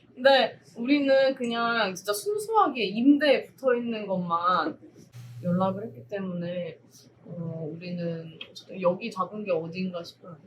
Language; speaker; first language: Korean; native; Korean